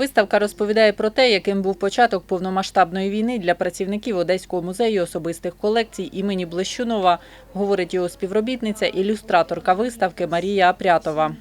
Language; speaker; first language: Ukrainian; native; Ukrainian